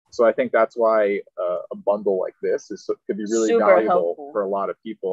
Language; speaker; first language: English; native; English